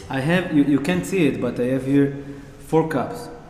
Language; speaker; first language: English; non-native, fluent; Hebrew